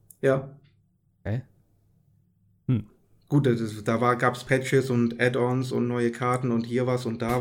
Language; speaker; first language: German; native; German